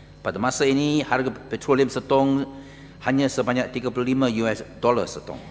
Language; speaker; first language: Malay; non-native, local second language; Chinese